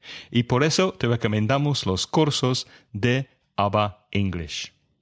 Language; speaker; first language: Spanish; non-native, fluent; English